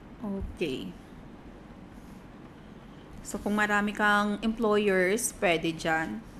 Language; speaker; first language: Filipino; native; Filipino